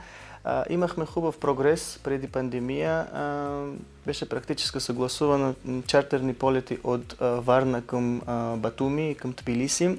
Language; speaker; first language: Bulgarian; non-native, learner; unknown